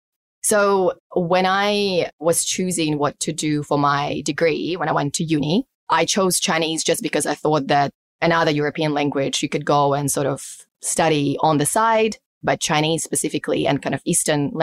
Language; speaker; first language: English; non-native, fluent; Russian